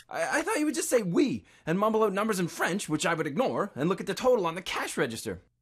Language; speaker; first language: English; native; English